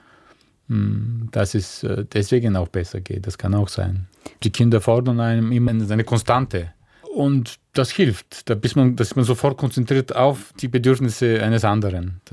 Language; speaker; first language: German; non-native, fluent; Bulgarian